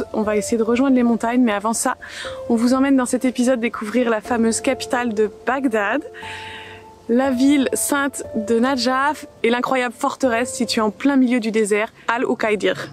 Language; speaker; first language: French; native; French